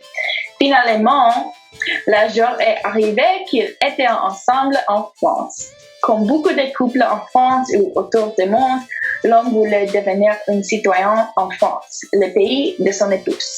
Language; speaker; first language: French; non-native, learner; English